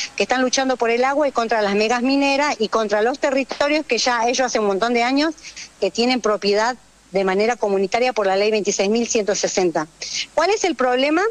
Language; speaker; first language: Spanish; native; Spanish